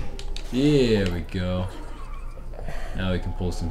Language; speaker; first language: English; native; English